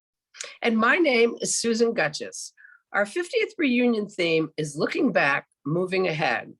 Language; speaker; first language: English; native; English